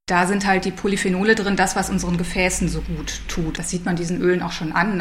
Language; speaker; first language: German; native; German